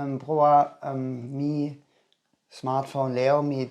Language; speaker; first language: Thai; non-native, learner; German